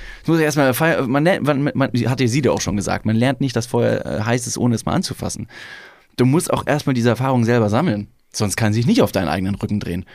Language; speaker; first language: German; native; German